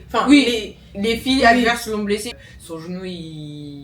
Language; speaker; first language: French; native; French